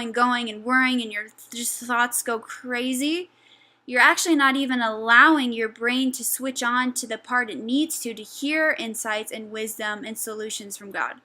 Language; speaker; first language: English; native; English